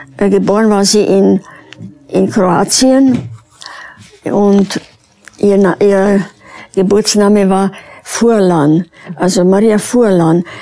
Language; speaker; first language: German; early bilingual, other home language; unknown